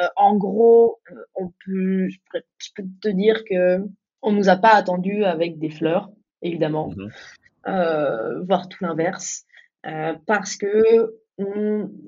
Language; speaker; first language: French; native; French